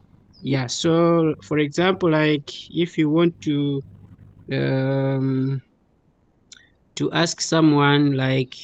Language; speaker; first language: English; non-native, fluent; Nyanja